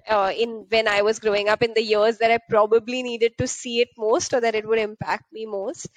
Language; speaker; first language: English; non-native, local second language; Hindi